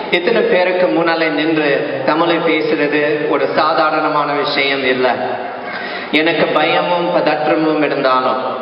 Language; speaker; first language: Tamil; non-native, fluent; English